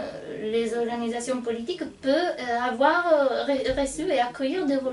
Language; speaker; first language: French; non-native, fluent; Italian